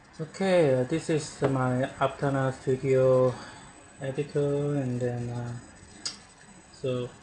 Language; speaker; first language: English; non-native, learner; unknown